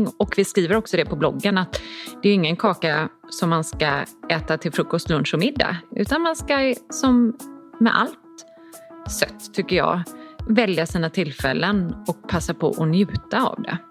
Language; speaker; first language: Swedish; native; Swedish